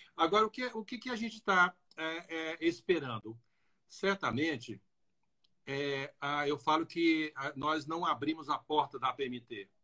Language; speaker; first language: Portuguese; native; Portuguese